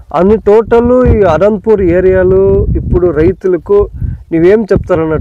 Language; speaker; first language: Telugu; non-native, learner; Kannada